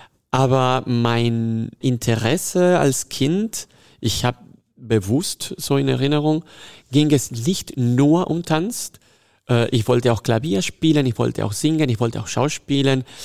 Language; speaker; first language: German; non-native, fluent; Spanish